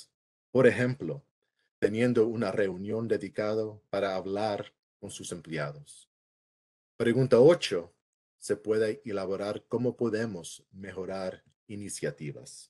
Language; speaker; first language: Spanish; early bilingual, heritage; English